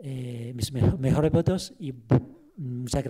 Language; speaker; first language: Spanish; non-native, fluent; Chinese